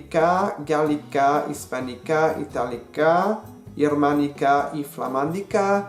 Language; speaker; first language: Greek; non-native, learner; English